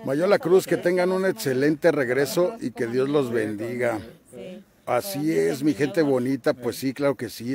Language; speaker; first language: Spanish; native; Spanish